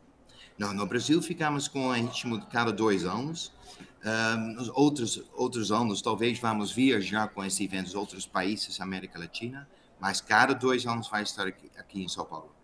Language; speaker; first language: Portuguese; non-native, fluent; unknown